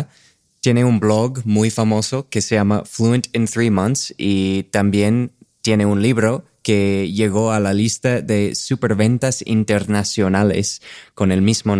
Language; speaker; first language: Spanish; non-native, fluent; English